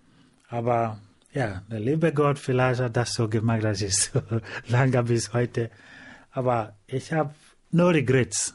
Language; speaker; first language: German; non-native, learner; Igbo